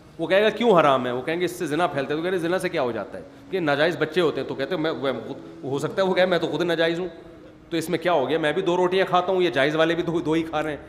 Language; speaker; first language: Urdu; native; Urdu